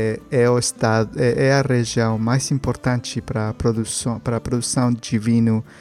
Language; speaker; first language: Portuguese; non-native, learner; Spanish